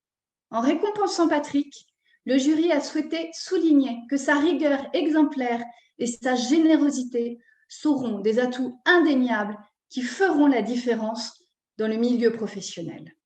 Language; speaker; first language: French; native; French